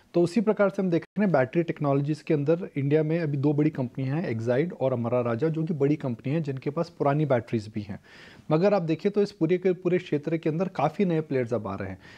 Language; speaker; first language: Hindi; native; Hindi